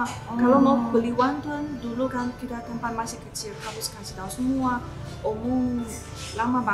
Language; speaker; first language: Indonesian; non-native, learner; Chinese